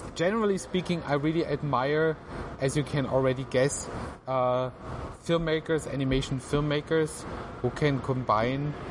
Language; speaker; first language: English; non-native, fluent; German